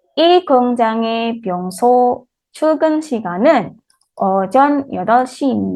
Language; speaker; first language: Korean; non-native, fluent; Indonesian